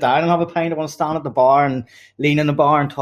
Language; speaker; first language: English; native; English